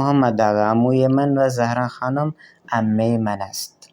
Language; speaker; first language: Persian; non-native, fluent; Urdu